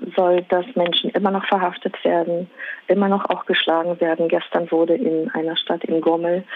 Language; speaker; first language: German; non-native, fluent; Russian